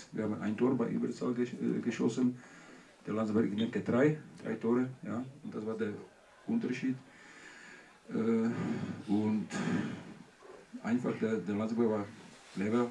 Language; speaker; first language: German; non-native, learner; Czech